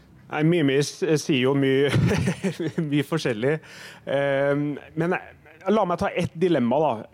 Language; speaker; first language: Norwegian; native; Norwegian